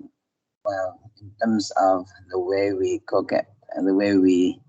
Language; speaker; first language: English; non-native, fluent; Indonesian